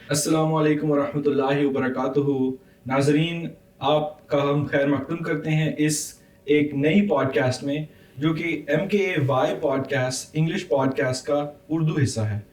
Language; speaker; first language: Urdu; native; Urdu